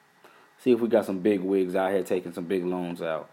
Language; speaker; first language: English; native; English